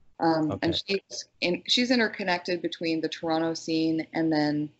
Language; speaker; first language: English; native; English